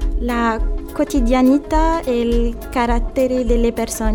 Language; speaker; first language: Italian; non-native, fluent; Arabic